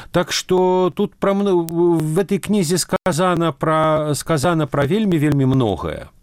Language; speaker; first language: Belarusian; non-native, local second language; Russian